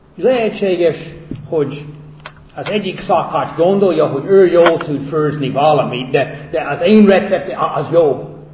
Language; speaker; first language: Hungarian; non-native, fluent; English